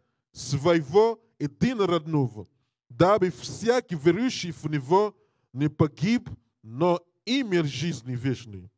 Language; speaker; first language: Russian; non-native, learner; English